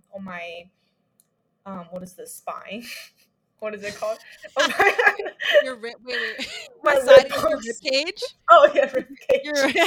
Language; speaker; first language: English; non-native, fluent; Chinese